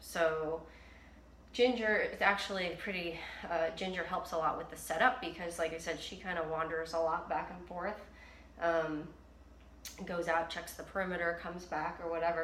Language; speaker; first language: English; native; English